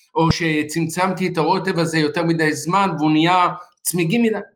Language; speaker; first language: Hebrew; native; Hebrew